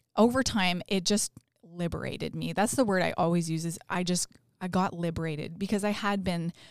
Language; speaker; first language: English; native; English